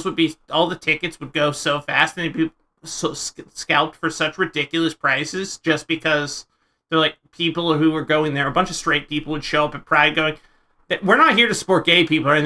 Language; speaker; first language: English; native; English